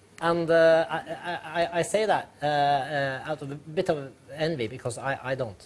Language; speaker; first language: English; non-native, fluent; Norwegian